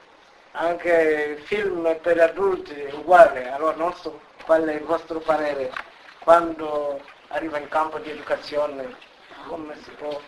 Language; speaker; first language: Italian; non-native, learner; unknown